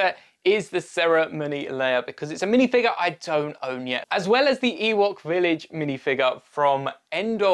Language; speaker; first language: English; native; English